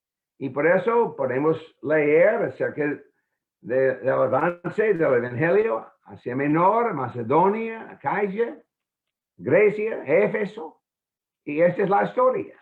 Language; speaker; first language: Spanish; non-native, fluent; English